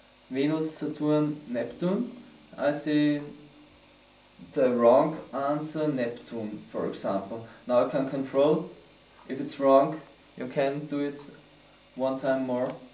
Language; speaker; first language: English; non-native, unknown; German